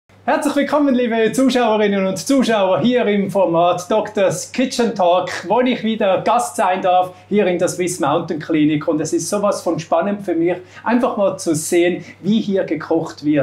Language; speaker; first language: German; native; German